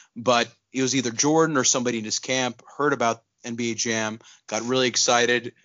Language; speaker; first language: English; non-native, local second language; Urdu